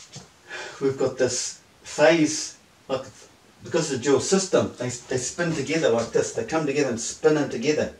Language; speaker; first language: English; native; English